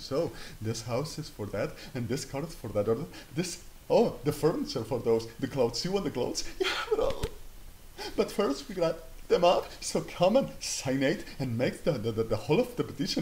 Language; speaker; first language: English; non-native, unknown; Spanish